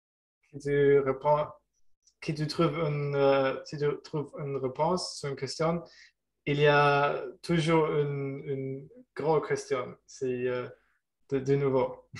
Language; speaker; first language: French; non-native, learner; German